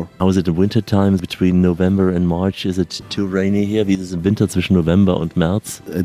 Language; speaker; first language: German; native; German